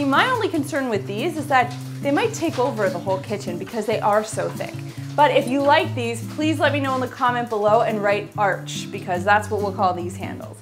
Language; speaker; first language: English; native; English